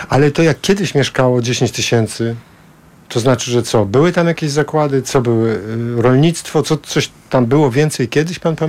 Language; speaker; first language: Polish; native; Polish